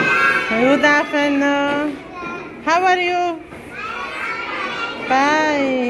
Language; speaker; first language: English; non-native, learner; Spanish